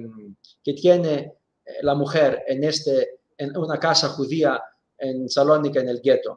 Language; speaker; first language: Spanish; non-native, fluent; Greek